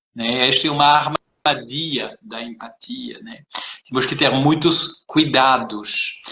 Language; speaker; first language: Portuguese; early bilingual, heritage; French